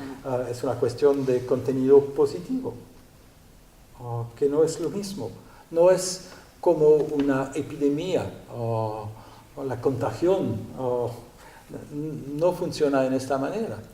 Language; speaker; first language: Spanish; non-native, learner; French